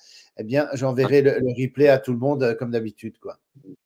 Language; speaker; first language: French; native; French